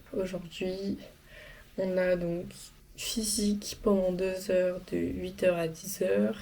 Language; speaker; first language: French; native; French